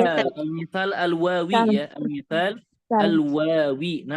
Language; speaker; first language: Arabic; non-native, fluent; Indonesian